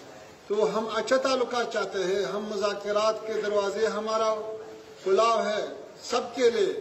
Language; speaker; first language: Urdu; non-native, fluent; Pashto